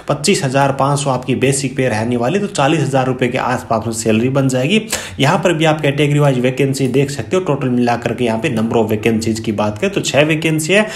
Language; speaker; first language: Hindi; native; Hindi